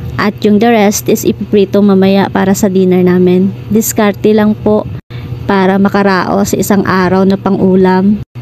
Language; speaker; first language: Filipino; non-native, local second language; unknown